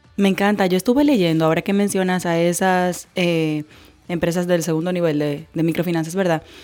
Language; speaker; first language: Spanish; native; Spanish